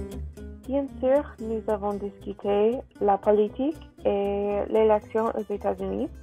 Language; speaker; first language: French; non-native, learner; English